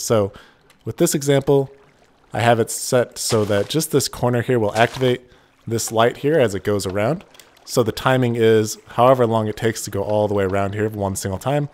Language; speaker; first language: English; native; English